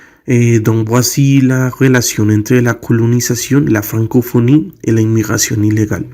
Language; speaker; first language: French; non-native, learner; Spanish